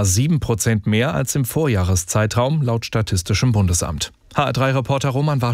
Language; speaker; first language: German; native; German